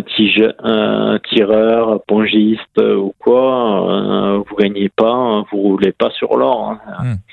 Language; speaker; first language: French; native; French